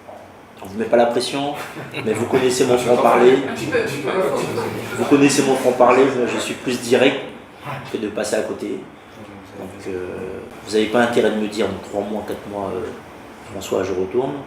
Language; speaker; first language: French; native; French